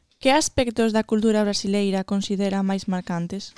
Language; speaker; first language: Portuguese; non-native, learner; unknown